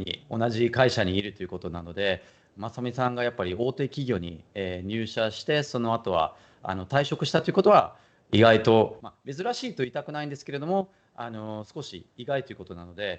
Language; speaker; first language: Japanese; non-native, fluent; German